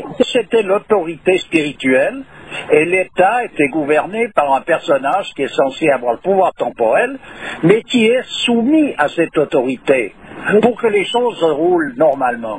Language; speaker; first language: French; native; French